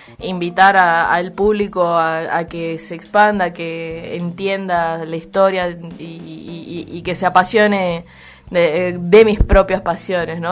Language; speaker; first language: Spanish; native; Spanish